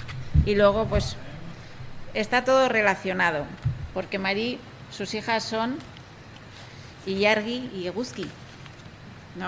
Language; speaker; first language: Spanish; native; Spanish